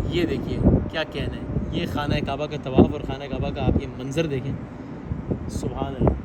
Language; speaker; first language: Urdu; native; Urdu